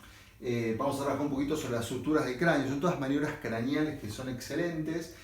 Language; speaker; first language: Spanish; native; Spanish